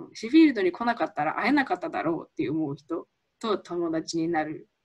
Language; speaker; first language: Japanese; early bilingual, heritage; Japanese